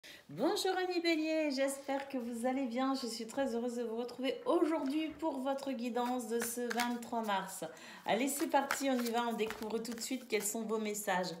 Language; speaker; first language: French; native; French